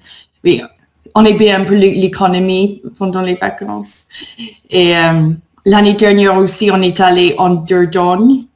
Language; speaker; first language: French; non-native, learner; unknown